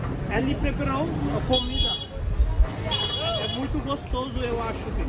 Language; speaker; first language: Portuguese; non-native, learner; Hindi